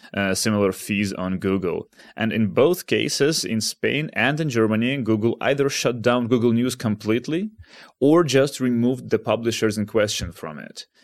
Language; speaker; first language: English; non-native, fluent; Ukrainian